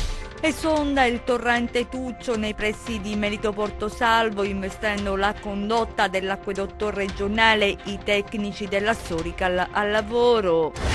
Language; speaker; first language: Italian; native; Italian